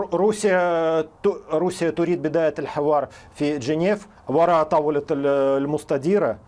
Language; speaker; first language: Arabic; non-native, fluent; Russian